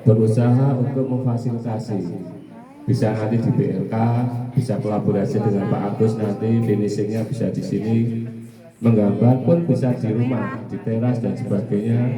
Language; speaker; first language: Indonesian; non-native, local second language; Javanese